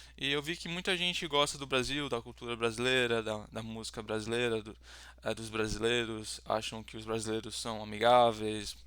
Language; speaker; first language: Portuguese; native; Portuguese